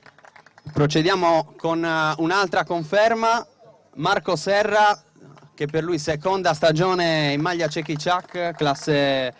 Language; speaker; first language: Italian; native; Italian